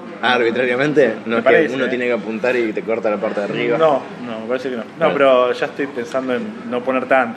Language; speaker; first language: Spanish; native; Spanish